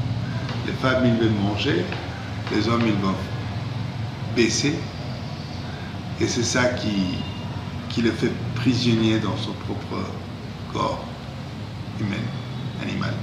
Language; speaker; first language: French; non-native, fluent; English